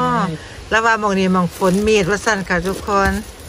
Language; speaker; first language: English; non-native, learner; Thai